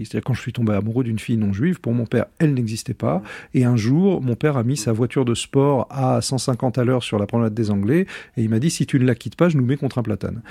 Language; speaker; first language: French; native; French